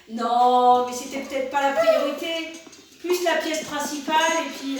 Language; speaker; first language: French; native; French